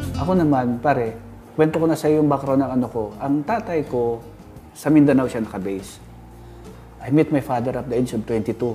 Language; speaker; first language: Filipino; non-native, local second language; Hiligaynon